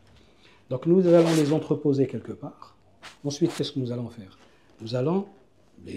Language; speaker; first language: French; non-native, local second language; Arabic